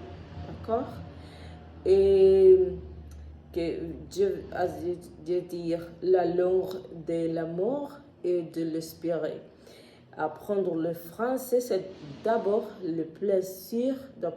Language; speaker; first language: French; non-native, learner; Spanish